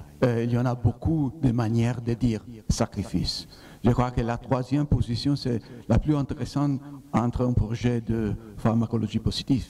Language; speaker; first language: French; non-native, fluent; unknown